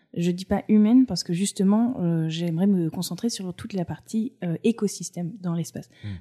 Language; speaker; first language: French; native; French